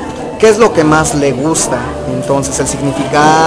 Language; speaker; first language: Spanish; native; Spanish